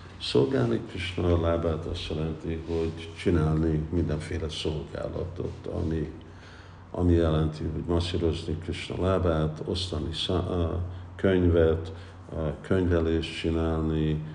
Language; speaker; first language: Hungarian; early bilingual, heritage; Hungarian